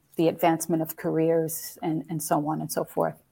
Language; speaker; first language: English; native; English